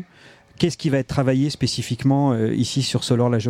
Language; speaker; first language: French; native; French